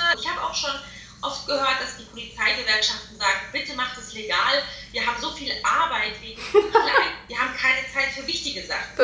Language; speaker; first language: German; native; German